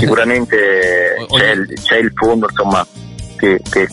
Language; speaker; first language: Italian; native; Italian